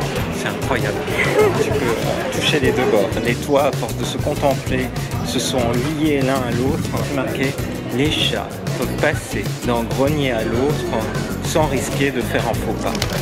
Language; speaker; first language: French; native; French